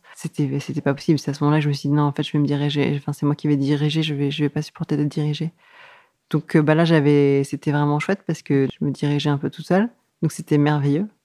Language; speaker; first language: French; native; French